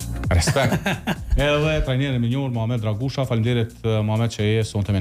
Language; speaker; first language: Albanian; native; Albanian